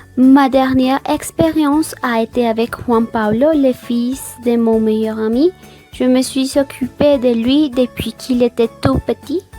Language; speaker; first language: French; non-native, fluent; Spanish